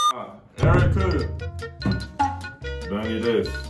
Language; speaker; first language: Japanese; non-native, learner; English